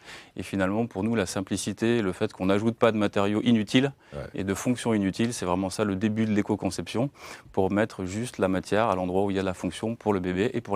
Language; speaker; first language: French; native; French